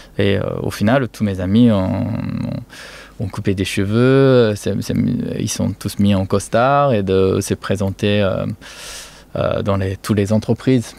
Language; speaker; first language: French; non-native, fluent; Japanese